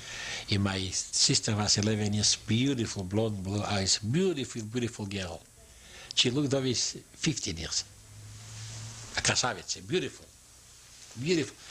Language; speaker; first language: English; non-native, learner; Yiddish